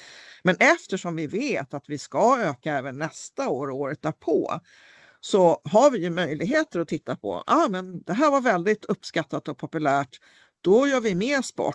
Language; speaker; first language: Swedish; native; Swedish